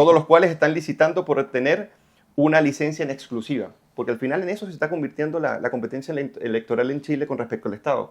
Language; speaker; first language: Spanish; native; Spanish